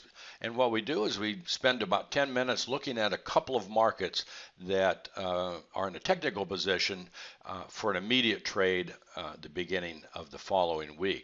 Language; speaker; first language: English; native; English